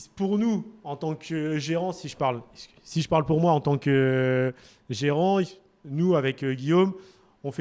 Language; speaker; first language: French; native; French